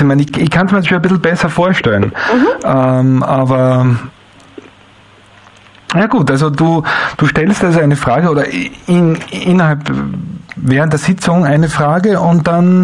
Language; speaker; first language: German; native; German